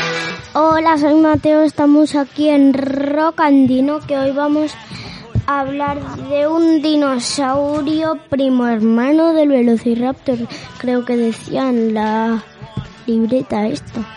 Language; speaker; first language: Spanish; native; Spanish